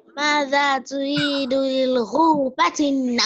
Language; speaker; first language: Arabic; non-native, learner; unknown